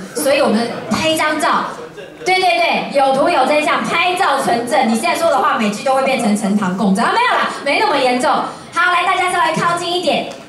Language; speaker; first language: Chinese; native; Chinese